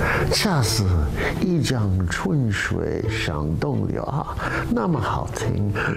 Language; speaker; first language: Chinese; non-native, fluent; English